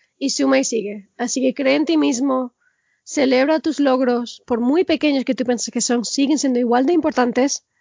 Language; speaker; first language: Spanish; early bilingual, heritage; Spanish